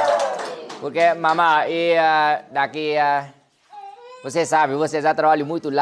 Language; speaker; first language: Portuguese; non-native, learner; Vietnamese